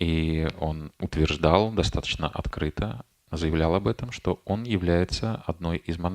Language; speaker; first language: Russian; native; Russian